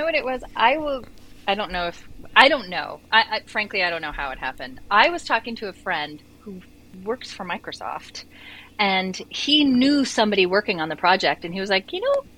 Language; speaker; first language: English; native; English